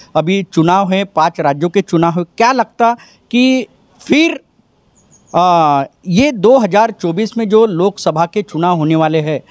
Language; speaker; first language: Hindi; non-native, local second language; Marathi